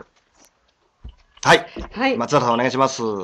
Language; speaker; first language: Japanese; native; Japanese